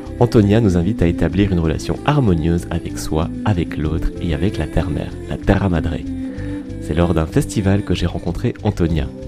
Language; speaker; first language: French; native; French